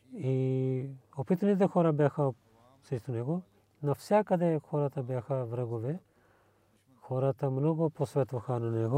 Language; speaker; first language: Bulgarian; non-native, learner; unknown